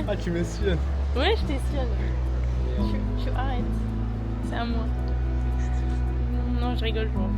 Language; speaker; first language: French; native; French